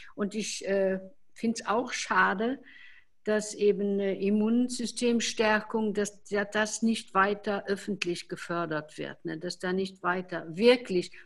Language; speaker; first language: German; non-native, local second language; Luxembourgish